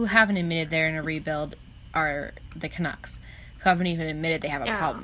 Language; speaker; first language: English; native; English